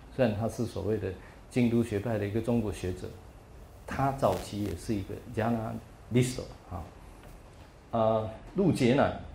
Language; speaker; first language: Chinese; native; Chinese